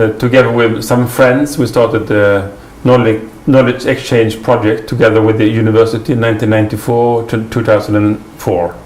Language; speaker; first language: English; non-native, fluent; Swedish